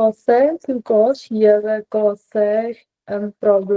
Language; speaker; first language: French; non-native, learner; Punjabi